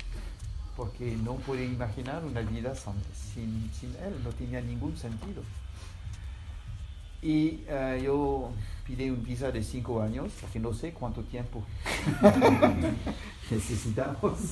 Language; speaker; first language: Spanish; non-native, fluent; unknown